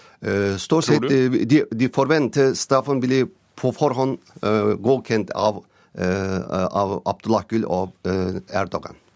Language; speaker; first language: Norwegian; non-native, learner; Turkish